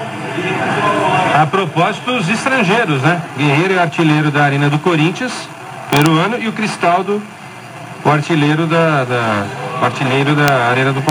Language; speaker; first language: Portuguese; native; Portuguese